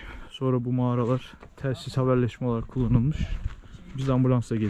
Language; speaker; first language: Turkish; native; Turkish